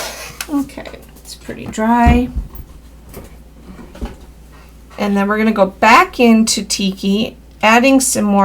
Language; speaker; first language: English; native; English